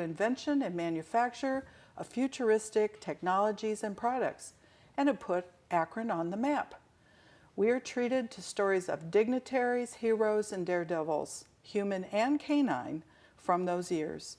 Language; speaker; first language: English; native; English